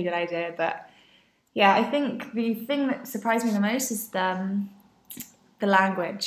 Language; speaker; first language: English; native; English